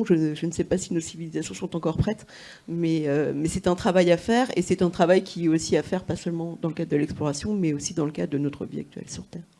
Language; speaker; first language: French; native; French